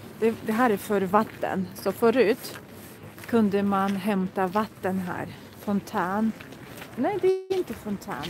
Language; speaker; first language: Swedish; non-native, fluent; Russian